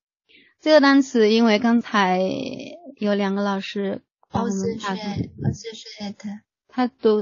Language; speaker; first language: Chinese; native; Chinese